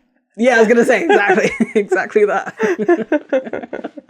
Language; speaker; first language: English; native; English